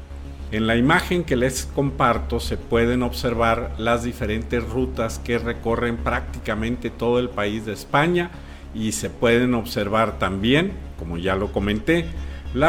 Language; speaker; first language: Spanish; native; Spanish